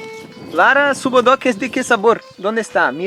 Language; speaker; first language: Spanish; non-native, learner; Portuguese